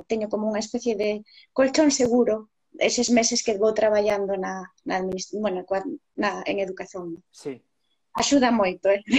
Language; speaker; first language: Galician; native; Galician